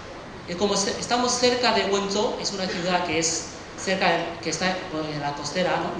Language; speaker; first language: Spanish; early bilingual, other home language; Chinese